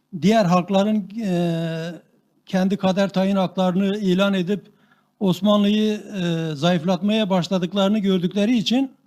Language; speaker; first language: Turkish; non-native, local second language; Kurdish